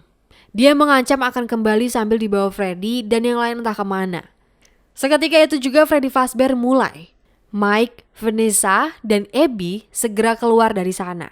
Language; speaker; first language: Indonesian; native; Indonesian